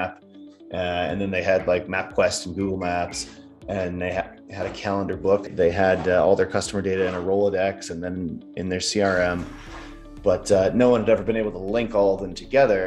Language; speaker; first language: English; native; English